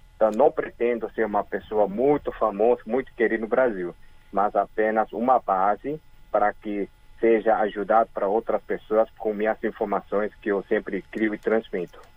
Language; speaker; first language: Portuguese; early bilingual, other home language; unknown